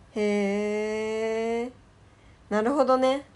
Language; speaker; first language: Japanese; native; Japanese